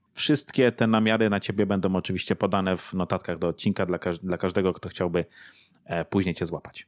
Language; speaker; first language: Polish; native; Polish